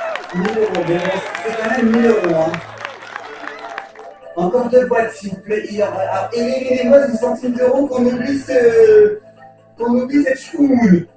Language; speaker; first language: French; native; French